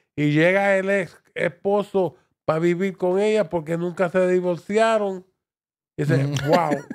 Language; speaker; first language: Spanish; early bilingual, heritage; Spanish